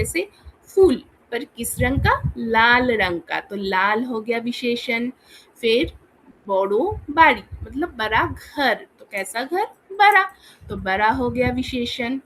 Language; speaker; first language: Hindi; non-native, local second language; Bangla